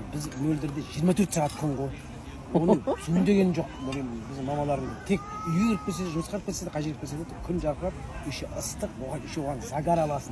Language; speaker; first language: Kazakh; native; Kazakh